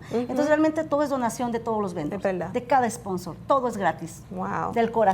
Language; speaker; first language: Spanish; native; Spanish